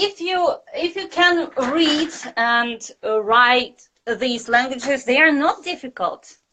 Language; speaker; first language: English; non-native, fluent; Russian